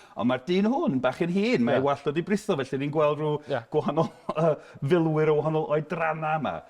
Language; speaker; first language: Welsh; non-native, fluent; English